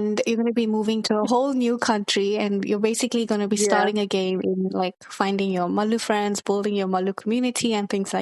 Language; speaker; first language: English; early bilingual, other home language; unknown